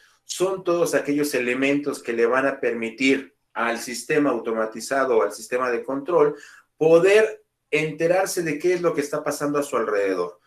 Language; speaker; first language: Spanish; native; Spanish